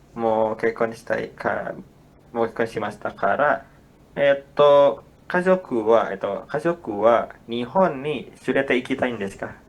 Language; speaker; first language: Japanese; non-native, fluent; Indonesian